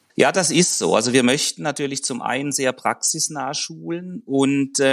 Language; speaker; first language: German; native; German